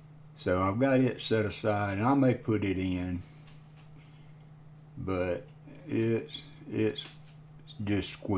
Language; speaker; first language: English; native; English